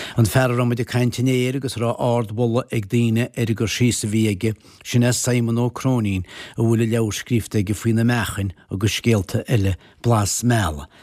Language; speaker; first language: Irish; native; Irish